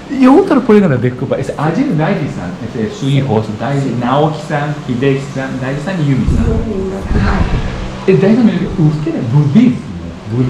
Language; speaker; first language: Spanish; non-native, learner; Japanese